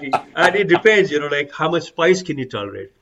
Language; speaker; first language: English; non-native, local second language; Urdu